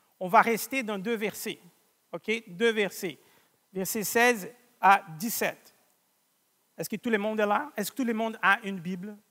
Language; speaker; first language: French; non-native, fluent; Portuguese